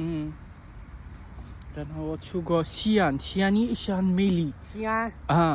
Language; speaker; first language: Chinese; non-native, learner; Bangla